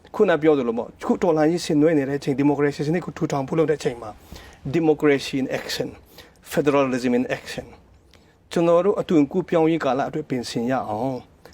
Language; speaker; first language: Burmese; non-native, local second language; Hakha Chin